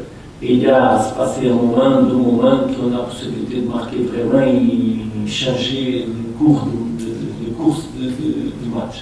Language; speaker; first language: French; non-native, fluent; Portuguese